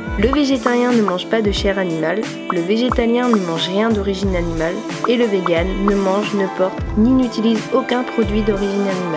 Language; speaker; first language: French; native; French